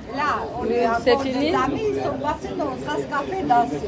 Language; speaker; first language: French; non-native, learner; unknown